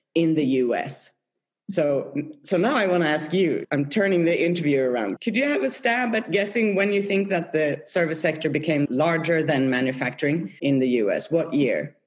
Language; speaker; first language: English; non-native, fluent; Swedish